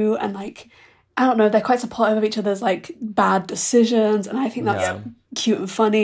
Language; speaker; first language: English; native; English